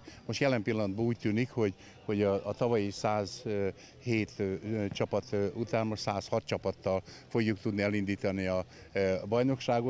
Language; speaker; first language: Hungarian; native; Hungarian